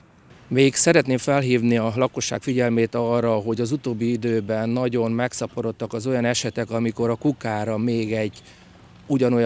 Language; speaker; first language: Hungarian; native; Hungarian